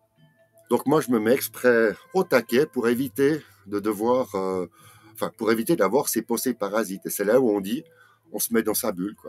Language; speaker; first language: French; native; French